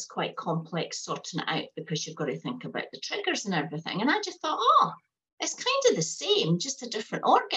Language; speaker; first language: English; native; English